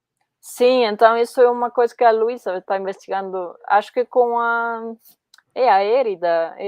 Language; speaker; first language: Portuguese; non-native, fluent; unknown